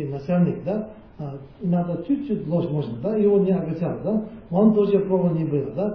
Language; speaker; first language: Russian; non-native, learner; Tibetan